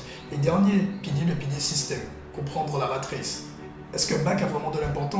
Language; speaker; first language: French; native; French